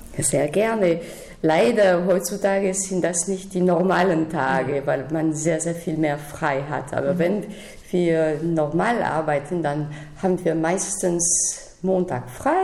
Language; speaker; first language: German; non-native, fluent; French